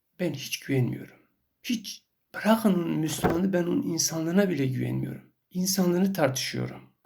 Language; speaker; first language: Turkish; non-native, local second language; Kurdish